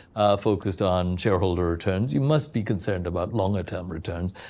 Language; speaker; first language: English; non-native, local second language; Malayalam